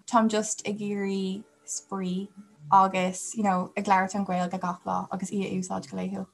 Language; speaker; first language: Irish; non-native, local second language; English